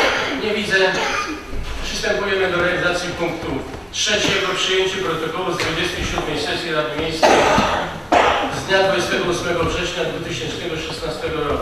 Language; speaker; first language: Polish; native; Polish